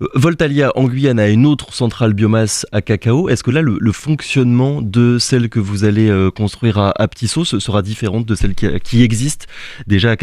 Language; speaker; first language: French; native; French